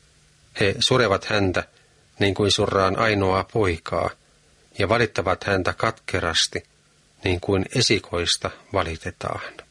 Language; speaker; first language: Finnish; native; Finnish